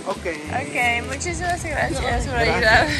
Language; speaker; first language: Spanish; non-native, learner; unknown